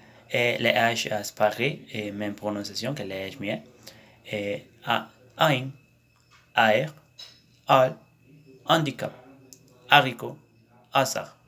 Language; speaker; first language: French; non-native, learner; Spanish